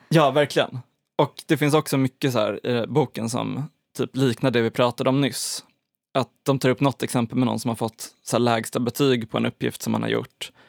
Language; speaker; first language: Swedish; native; Swedish